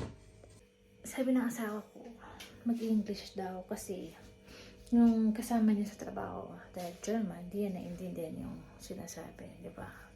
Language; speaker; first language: Filipino; native; Filipino